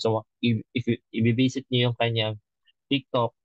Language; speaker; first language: Filipino; native; Filipino